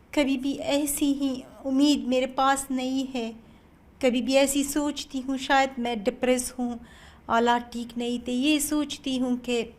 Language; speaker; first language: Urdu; non-native, learner; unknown